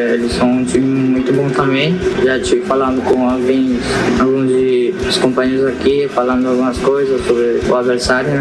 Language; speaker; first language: Portuguese; non-native, fluent; Spanish